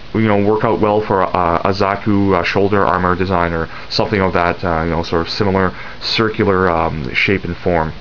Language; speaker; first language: English; native; English